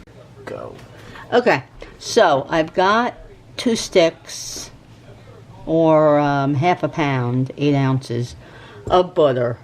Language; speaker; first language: English; native; English